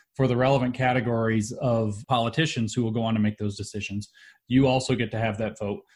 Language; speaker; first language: English; native; English